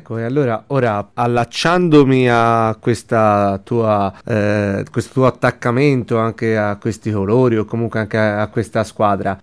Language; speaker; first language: Italian; native; Italian